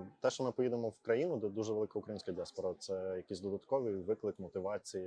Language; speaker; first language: Ukrainian; native; Ukrainian